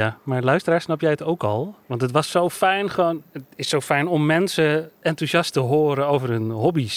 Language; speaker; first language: Dutch; native; Dutch